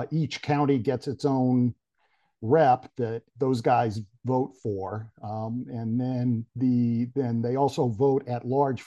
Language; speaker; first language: English; native; English